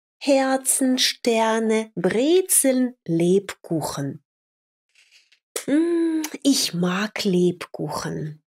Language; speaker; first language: German; non-native, fluent; Russian